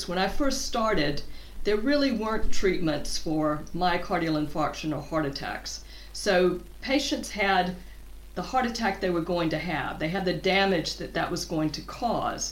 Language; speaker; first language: English; native; English